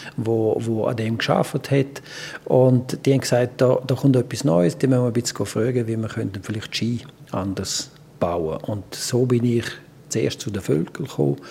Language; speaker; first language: German; non-native, local second language; Romansh